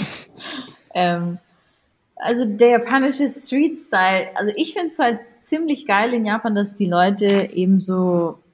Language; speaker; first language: German; early bilingual, other home language; Japanese